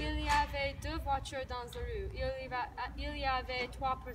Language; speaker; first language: French; non-native, learner; English